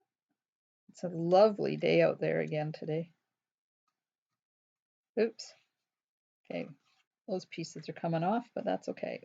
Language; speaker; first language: English; native; English